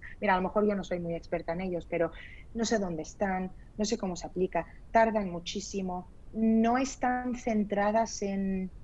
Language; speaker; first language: Spanish; early bilingual, other home language; Arabic